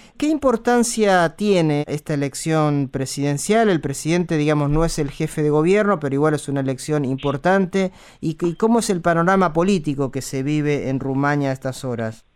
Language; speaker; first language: Spanish; native; Spanish